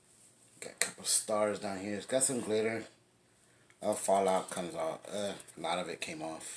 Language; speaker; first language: English; native; English